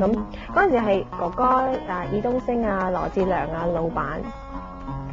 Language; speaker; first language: Cantonese; early bilingual, heritage; Cantonese